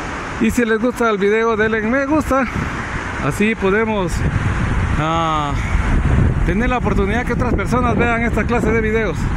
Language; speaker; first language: Spanish; native; Spanish